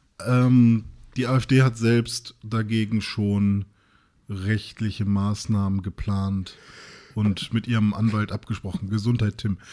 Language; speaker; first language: German; native; German